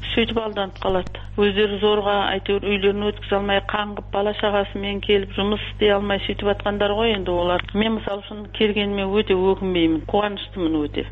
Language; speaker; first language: Kazakh; early bilingual, heritage; Kazakh